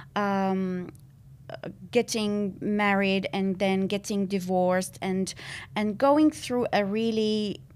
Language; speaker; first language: English; non-native, fluent; Arabic